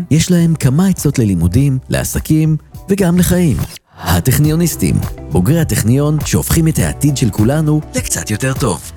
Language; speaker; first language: Hebrew; native; Hebrew